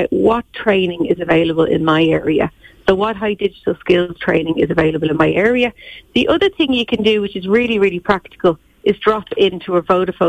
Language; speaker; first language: English; native; English